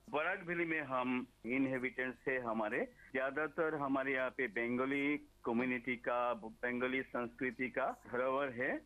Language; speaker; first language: Hindi; non-native, local second language; Bangla